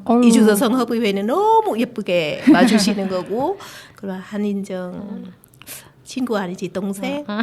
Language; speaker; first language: Korean; non-native, learner; Vietnamese